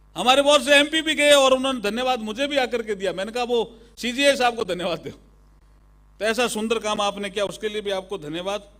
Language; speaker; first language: Hindi; native; Hindi